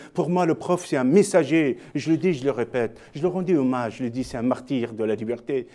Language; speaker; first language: French; non-native, local second language; Arabic